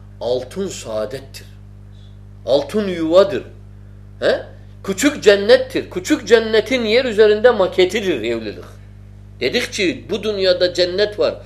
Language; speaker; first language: Turkish; non-native, fluent; Arabic